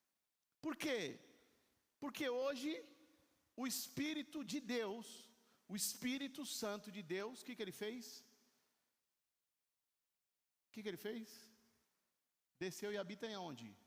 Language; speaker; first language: Portuguese; native; Portuguese